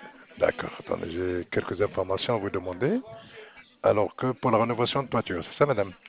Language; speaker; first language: French; non-native, local second language; Arabic